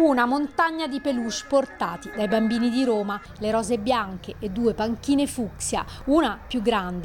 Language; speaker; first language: Italian; native; Italian